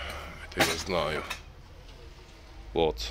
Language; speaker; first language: Russian; non-native, learner; Turkish